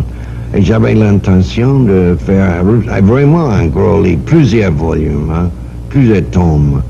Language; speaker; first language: French; non-native, learner; English